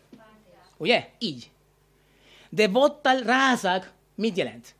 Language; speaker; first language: Hungarian; non-native, learner; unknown